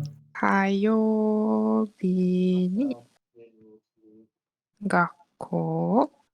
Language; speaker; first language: Japanese; non-native, learner; Malay